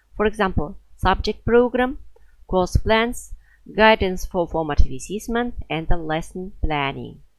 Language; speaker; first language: English; non-native, fluent; Kazakh